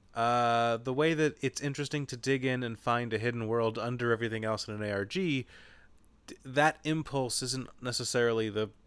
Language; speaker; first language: English; native; English